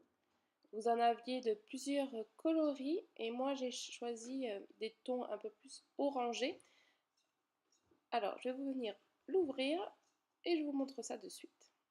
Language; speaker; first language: French; native; French